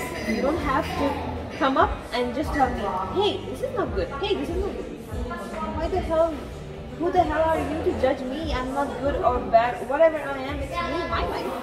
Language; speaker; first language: English; early bilingual, other home language; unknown